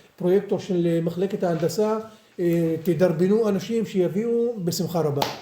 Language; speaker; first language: Hebrew; non-native, local second language; Arabic